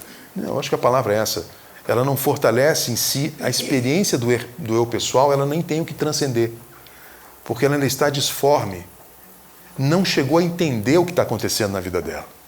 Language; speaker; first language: Portuguese; native; Portuguese